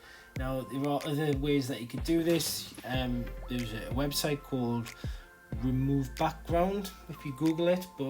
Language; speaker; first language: English; native; English